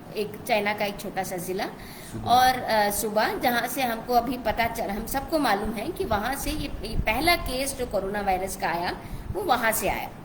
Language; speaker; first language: Hindi; non-native, local second language; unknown